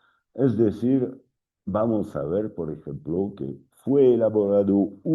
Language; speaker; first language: Spanish; non-native, fluent; French